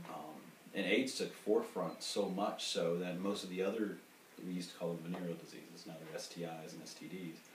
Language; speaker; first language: English; native; English